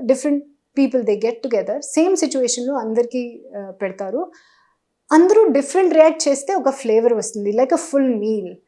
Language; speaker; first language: Telugu; non-native, fluent; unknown